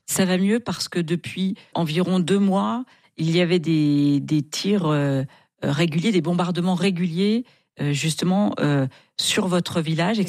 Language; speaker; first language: French; native; French